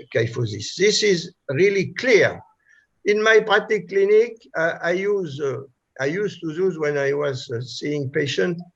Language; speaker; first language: English; non-native, fluent; French